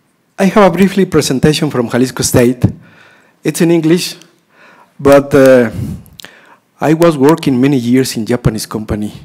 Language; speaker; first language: English; non-native, learner; Spanish